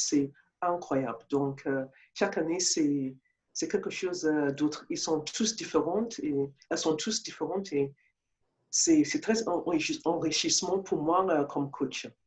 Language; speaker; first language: French; non-native, fluent; English